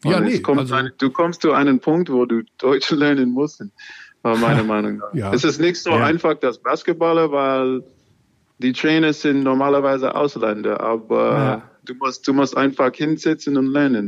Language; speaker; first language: German; non-native, learner; English